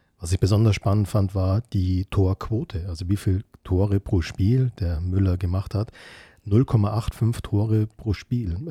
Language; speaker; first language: German; native; German